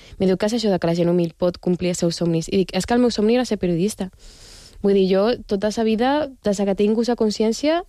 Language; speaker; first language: Catalan; native; Catalan